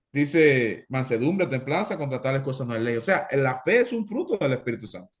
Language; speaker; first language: Spanish; native; Spanish